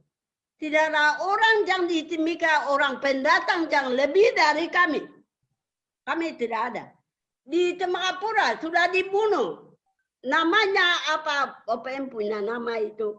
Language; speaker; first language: Indonesian; non-native, local second language; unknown